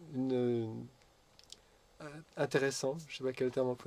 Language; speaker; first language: French; native; French